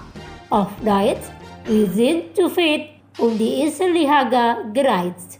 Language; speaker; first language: German; non-native, learner; Indonesian